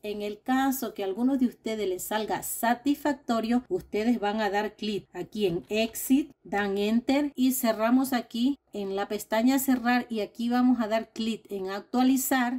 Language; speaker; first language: Spanish; native; Spanish